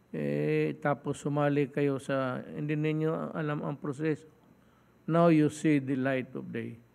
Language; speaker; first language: Filipino; non-native, local second language; Cebuano